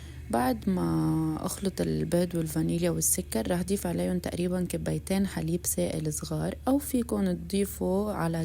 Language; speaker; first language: Arabic; native; Arabic